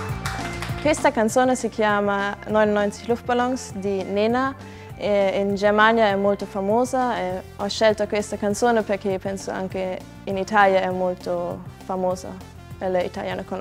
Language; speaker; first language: Italian; non-native, learner; German